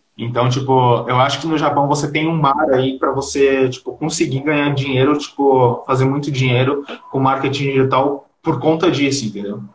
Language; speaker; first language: Portuguese; early bilingual, heritage; Portuguese